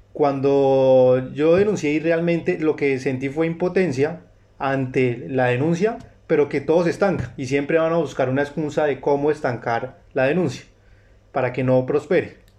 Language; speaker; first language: Spanish; native; Spanish